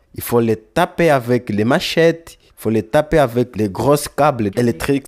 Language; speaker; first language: French; non-native, fluent; Lingala